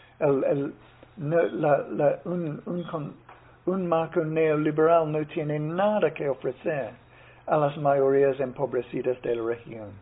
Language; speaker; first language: Spanish; non-native, fluent; English